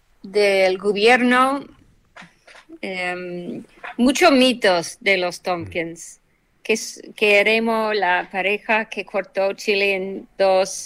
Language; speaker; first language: Spanish; non-native, fluent; English